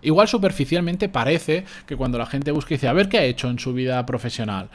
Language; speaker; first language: Spanish; native; Spanish